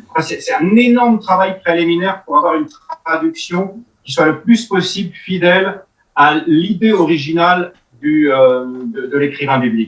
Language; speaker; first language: French; native; French